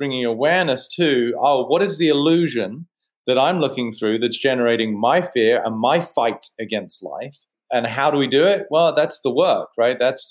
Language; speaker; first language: English; native; English